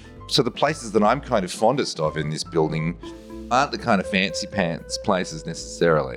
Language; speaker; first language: English; native; English